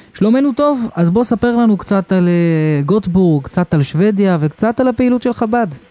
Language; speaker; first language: Hebrew; native; Hebrew